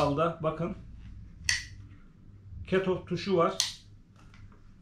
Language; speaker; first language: Turkish; native; Turkish